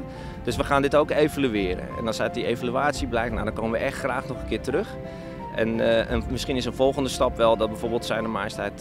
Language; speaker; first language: Dutch; native; Dutch